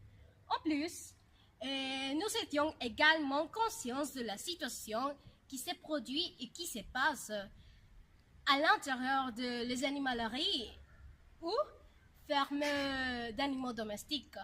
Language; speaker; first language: French; non-native, learner; Spanish